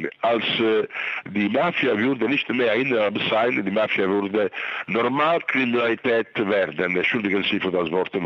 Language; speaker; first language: German; non-native, fluent; Italian